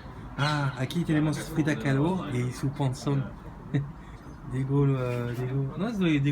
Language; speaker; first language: Spanish; non-native, learner; French